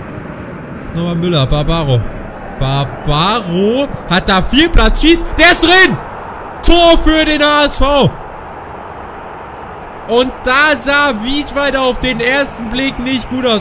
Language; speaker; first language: German; native; German